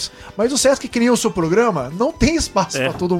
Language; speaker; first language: Portuguese; native; Portuguese